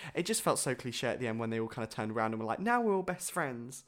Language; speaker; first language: English; native; English